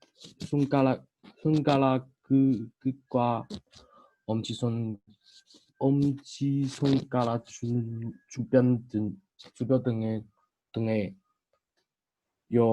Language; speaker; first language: Korean; non-native, learner; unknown